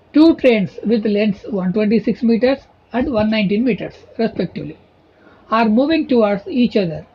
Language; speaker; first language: English; non-native, local second language; Telugu